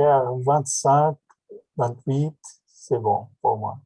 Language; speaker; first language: French; non-native, learner; Portuguese